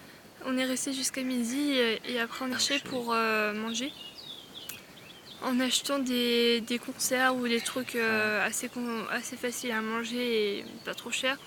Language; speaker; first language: French; native; French